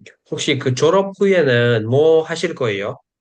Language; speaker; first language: Korean; non-native, fluent; Uzbek